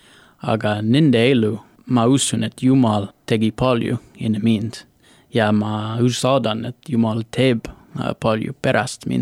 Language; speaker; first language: Estonian; non-native, learner; English